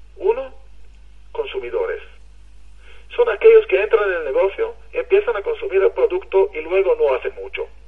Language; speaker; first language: Spanish; non-native, fluent; Hebrew